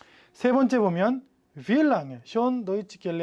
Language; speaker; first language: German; non-native, fluent; Korean